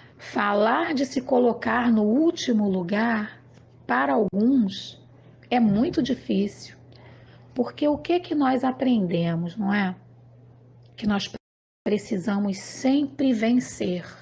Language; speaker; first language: Portuguese; native; Portuguese